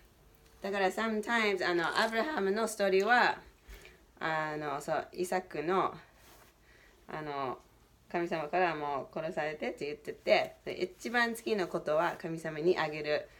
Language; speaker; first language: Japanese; non-native, learner; English